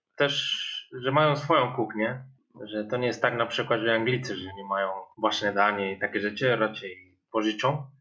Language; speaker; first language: Polish; non-native, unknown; Spanish